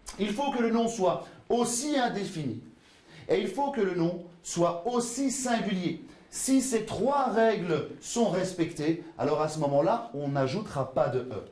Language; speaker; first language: French; native; French